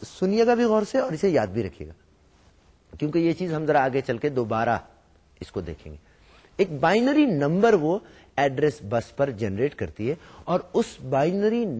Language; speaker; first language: Urdu; native; Urdu